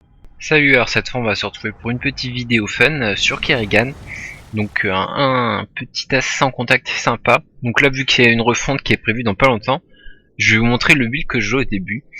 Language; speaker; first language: French; native; French